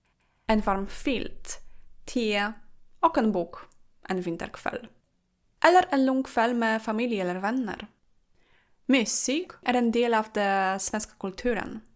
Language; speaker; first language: Swedish; non-native, fluent; Polish